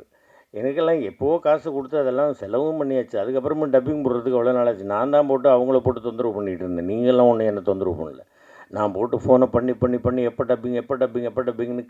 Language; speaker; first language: Tamil; native; Tamil